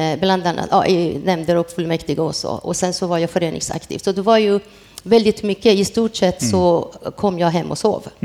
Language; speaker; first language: Swedish; non-native, fluent; Persian